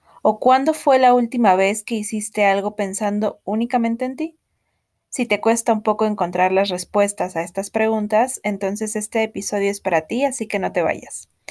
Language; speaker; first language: Spanish; native; Spanish